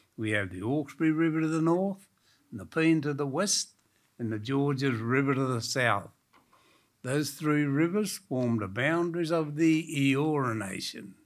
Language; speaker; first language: English; native; English